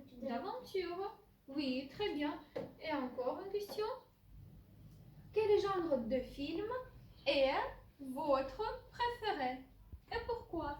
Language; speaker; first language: French; non-native, fluent; Ukrainian